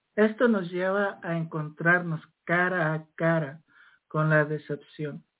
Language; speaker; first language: Spanish; native; Spanish